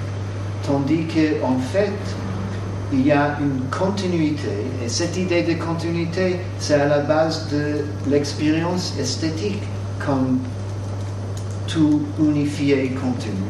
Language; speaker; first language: French; non-native, fluent; English